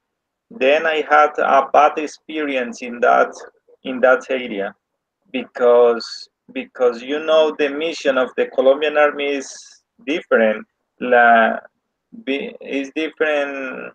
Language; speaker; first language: English; non-native, learner; Spanish